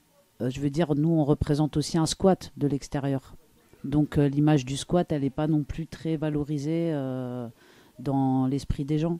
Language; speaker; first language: French; native; French